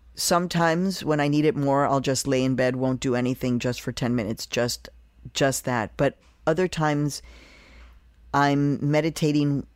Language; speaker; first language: English; native; English